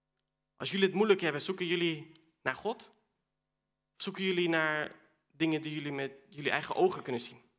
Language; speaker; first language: Dutch; non-native, fluent; Spanish